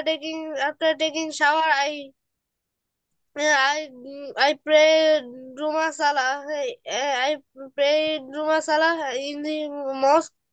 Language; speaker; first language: English; non-native, learner; Bangla